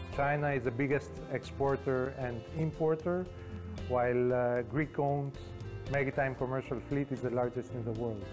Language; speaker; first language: English; non-native, fluent; Greek